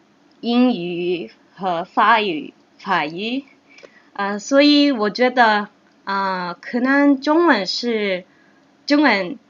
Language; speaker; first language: Chinese; non-native, learner; Japanese